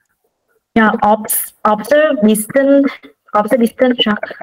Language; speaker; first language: English; non-native, learner; Vietnamese